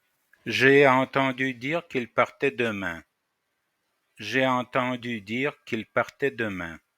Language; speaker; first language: French; non-native, fluent; Russian